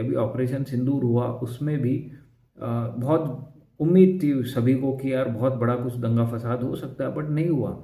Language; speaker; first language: Hindi; native; Hindi